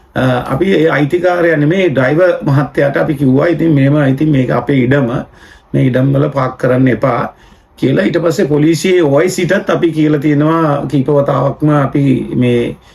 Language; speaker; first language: Sinhala; non-native, local second language; Tamil